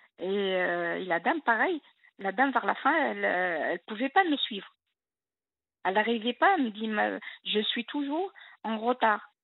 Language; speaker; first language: French; non-native, local second language; Arabic